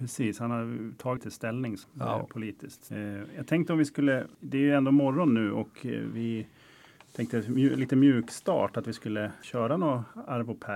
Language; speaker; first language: Swedish; native; Swedish